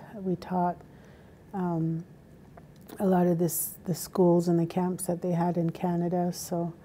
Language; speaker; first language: English; native; English